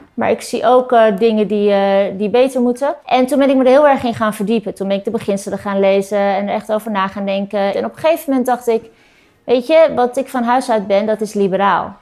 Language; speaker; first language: Dutch; early bilingual, other home language; Turkish